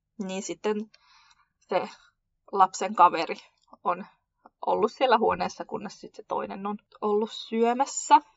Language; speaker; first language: Finnish; early bilingual, other home language; Kurdish